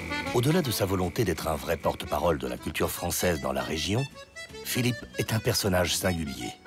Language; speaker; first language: French; native; French